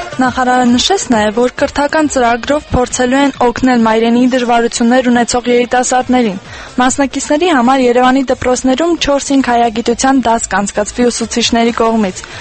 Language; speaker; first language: Armenian; native; Armenian